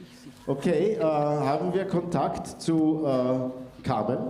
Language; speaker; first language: German; native; German